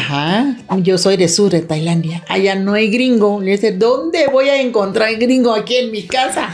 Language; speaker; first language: Spanish; non-native, learner; Thai